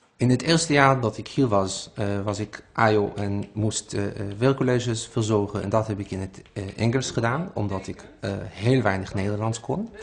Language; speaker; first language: Dutch; non-native, fluent; Hebrew